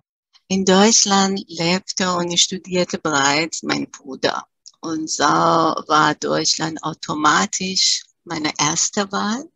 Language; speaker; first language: German; early bilingual, other home language; Persian